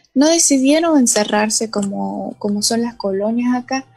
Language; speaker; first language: Spanish; non-native, local second language; Portuguese